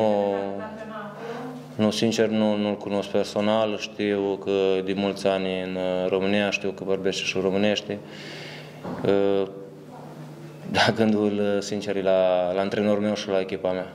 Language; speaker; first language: Romanian; early bilingual, heritage; Romanian